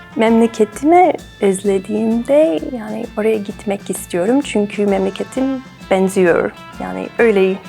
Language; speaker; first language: Turkish; non-native, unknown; English